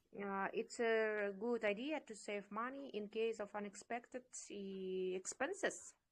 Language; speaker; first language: English; non-native, learner; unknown